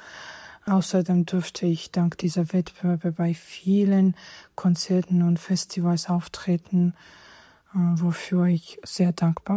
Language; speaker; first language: German; non-native, fluent; Georgian